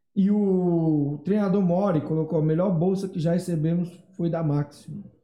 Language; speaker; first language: Portuguese; native; Portuguese